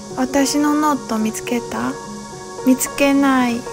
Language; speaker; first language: Japanese; non-native, learner; Chinese